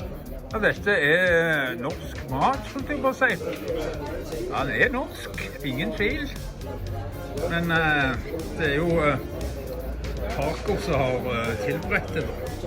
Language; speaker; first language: Norwegian; native; Norwegian